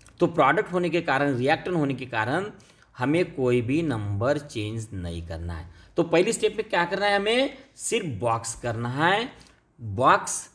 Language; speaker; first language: Hindi; non-native, local second language; Marathi